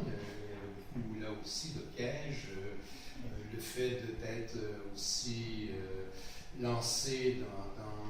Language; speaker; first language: French; native; French